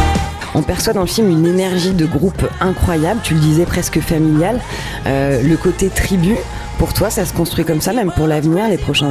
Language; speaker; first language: French; native; French